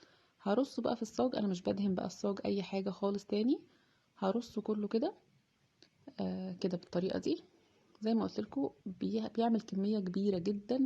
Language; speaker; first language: Arabic; native; Arabic